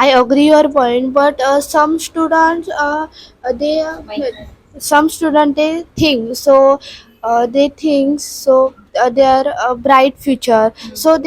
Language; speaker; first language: English; non-native, learner; Marathi